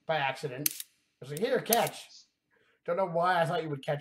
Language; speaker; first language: English; native; English